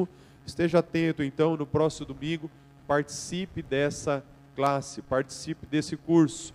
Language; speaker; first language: Portuguese; native; Portuguese